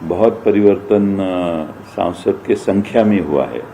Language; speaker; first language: Hindi; non-native, local second language; Marathi